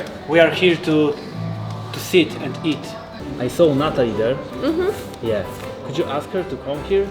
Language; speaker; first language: English; non-native, learner; Polish